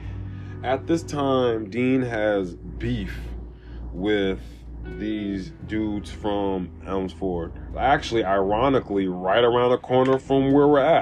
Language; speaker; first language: English; native; English